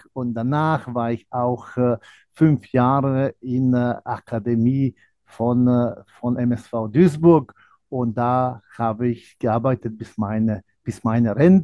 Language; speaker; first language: German; non-native, fluent; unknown